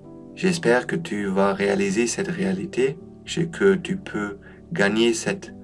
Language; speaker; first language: French; non-native, learner; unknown